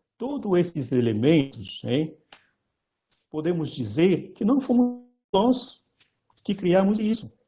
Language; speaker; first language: Portuguese; non-native, fluent; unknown